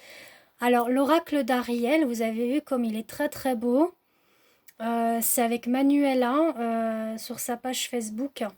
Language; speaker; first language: French; native; French